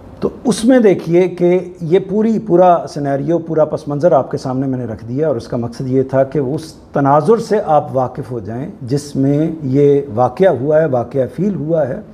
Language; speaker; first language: Urdu; non-native, local second language; Punjabi